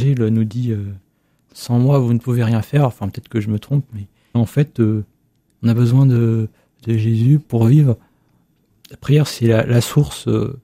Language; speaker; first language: French; native; French